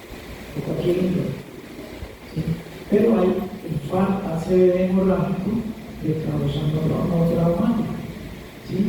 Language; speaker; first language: Spanish; native; Spanish